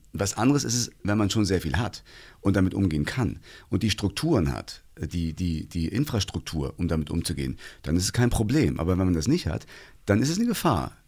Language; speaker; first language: German; native; German